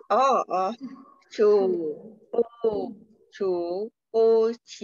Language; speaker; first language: Chinese; non-native, learner; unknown